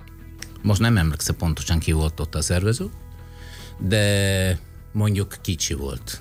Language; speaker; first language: Hungarian; non-native, fluent; Italian